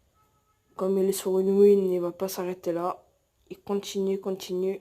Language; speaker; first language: French; native; French